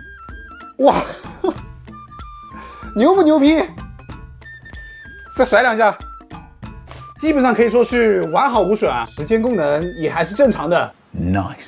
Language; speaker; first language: Chinese; native; Chinese